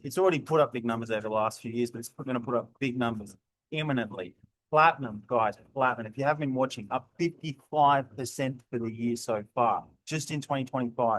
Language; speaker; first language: English; native; English